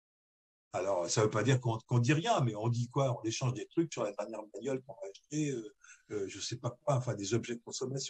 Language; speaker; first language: French; native; French